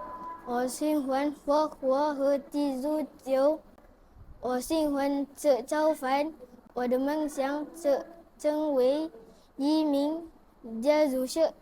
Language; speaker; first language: Chinese; non-native, learner; Malay